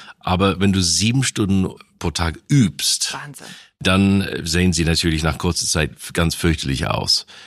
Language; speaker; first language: German; non-native, fluent; English